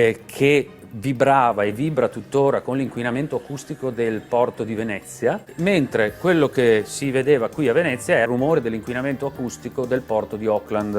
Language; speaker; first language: Italian; native; Italian